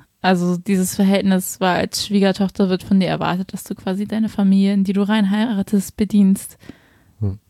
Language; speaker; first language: German; early bilingual, other home language; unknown